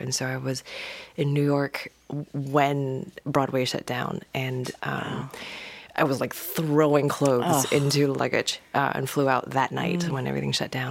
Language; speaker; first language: English; non-native, local second language; Cantonese